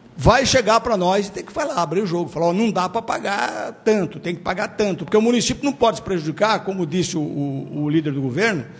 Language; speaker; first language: Portuguese; native; Portuguese